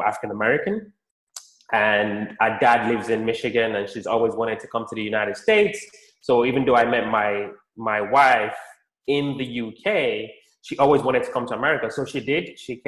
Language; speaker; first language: English; non-native, local second language; Yoruba